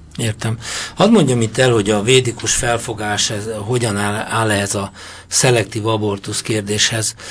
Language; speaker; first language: Hungarian; native; Hungarian